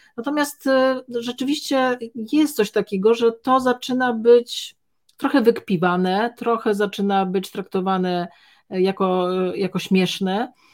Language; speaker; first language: Polish; native; Polish